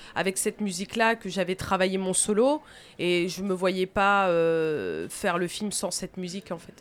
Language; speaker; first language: French; native; French